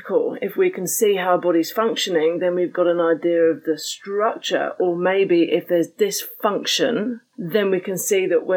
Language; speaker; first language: English; native; English